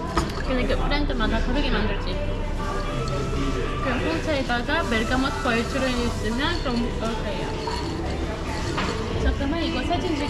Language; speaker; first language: Korean; non-native, learner; French